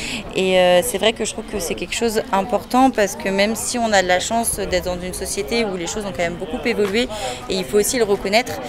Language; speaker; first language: French; native; French